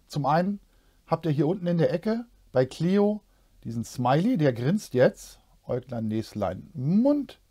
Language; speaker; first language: German; native; German